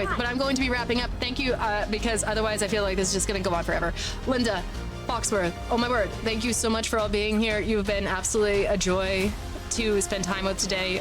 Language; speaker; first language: English; native; English